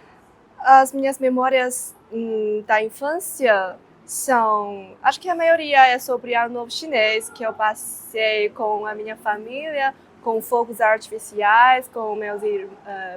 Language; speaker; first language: Portuguese; non-native, fluent; Chinese